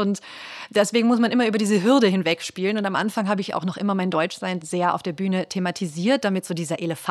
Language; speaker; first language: German; native; German